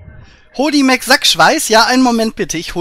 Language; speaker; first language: German; native; German